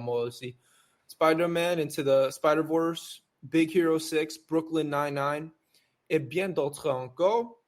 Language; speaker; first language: French; non-native, learner; English